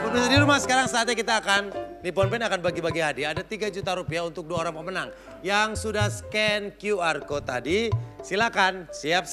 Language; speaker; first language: Indonesian; native; Indonesian